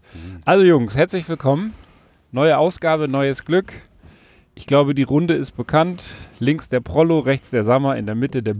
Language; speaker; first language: German; native; German